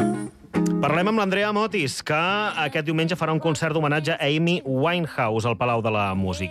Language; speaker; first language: Catalan; native; Catalan